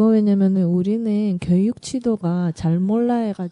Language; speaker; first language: Korean; non-native, learner; Russian